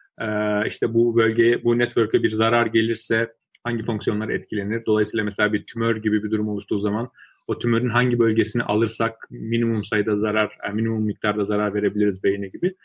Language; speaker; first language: Turkish; early bilingual, other home language; Azerbaijani